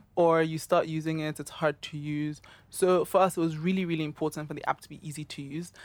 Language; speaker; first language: English; non-native, local second language; Yoruba